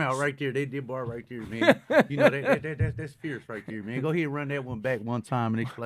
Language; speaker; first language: English; native; English